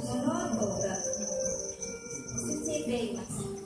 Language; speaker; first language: Japanese; non-native, learner; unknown